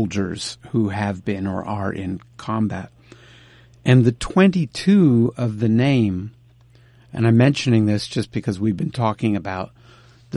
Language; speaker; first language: English; native; English